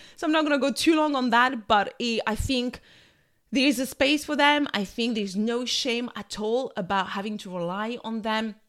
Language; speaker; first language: English; non-native, fluent; French